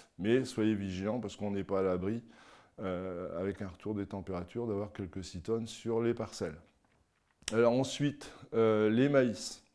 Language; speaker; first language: French; native; French